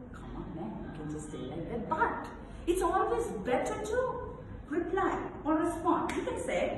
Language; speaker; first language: English; non-native, local second language; Sinhala